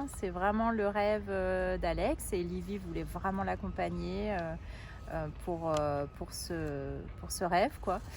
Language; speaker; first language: French; native; French